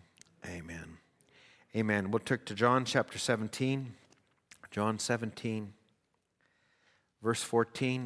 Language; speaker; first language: English; native; English